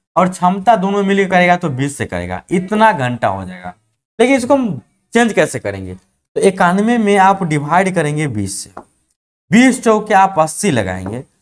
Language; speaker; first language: Hindi; native; Hindi